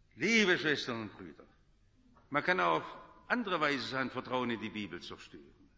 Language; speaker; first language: German; native; German